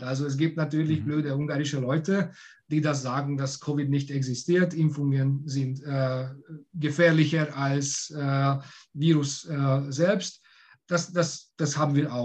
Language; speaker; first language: German; non-native, fluent; Hungarian